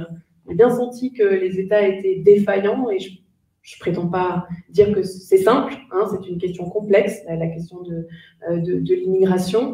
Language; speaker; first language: French; native; French